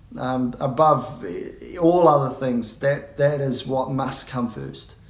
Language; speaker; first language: English; native; English